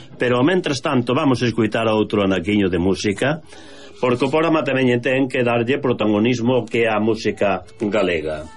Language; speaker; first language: Galician; early bilingual, heritage; Galician